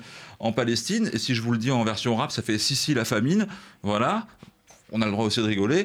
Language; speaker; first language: French; native; French